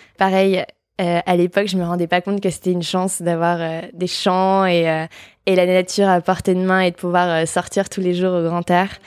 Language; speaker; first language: French; native; French